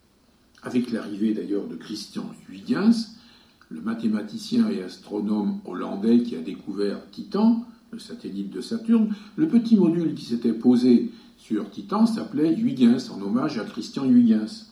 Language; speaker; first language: French; native; French